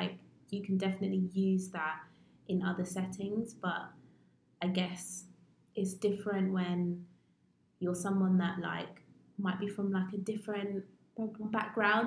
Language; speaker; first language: English; native; English